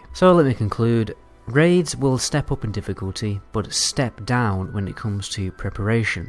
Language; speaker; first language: English; native; English